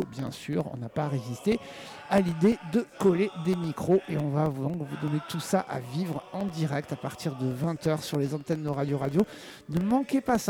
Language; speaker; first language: French; native; French